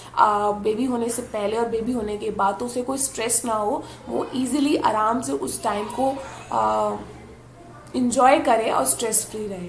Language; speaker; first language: Hindi; native; Hindi